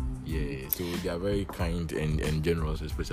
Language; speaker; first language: English; non-native, local second language; Akan